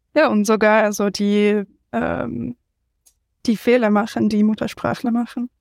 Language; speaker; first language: German; non-native, fluent; English